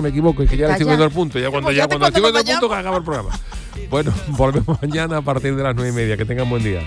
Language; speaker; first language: Spanish; native; Spanish